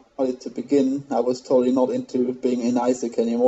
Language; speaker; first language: English; non-native, fluent; German